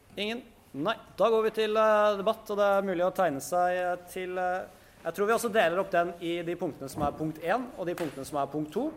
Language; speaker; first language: Norwegian; native; Norwegian